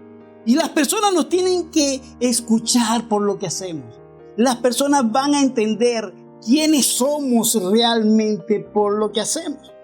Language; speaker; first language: Spanish; native; Spanish